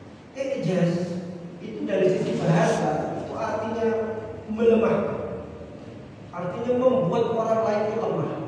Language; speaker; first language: Indonesian; non-native, local second language; Javanese